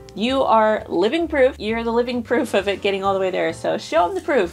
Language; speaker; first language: English; native; English